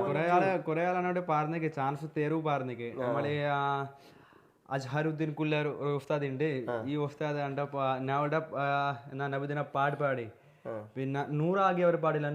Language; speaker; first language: Malayalam; non-native, local second language; Bangla